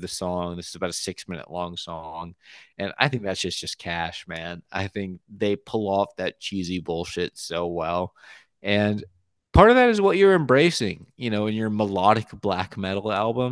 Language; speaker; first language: English; native; English